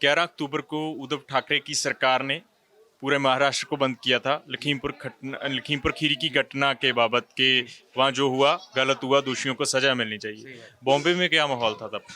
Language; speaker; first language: Hindi; non-native, local second language; Punjabi